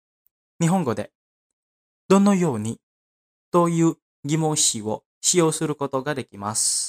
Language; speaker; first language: Japanese; non-native, fluent; Indonesian